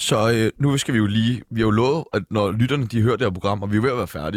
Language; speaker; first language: Danish; native; Danish